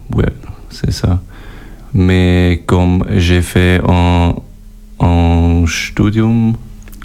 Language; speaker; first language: French; non-native, local second language; German